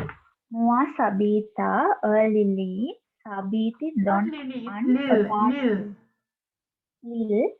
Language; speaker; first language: French; non-native, learner; Sinhala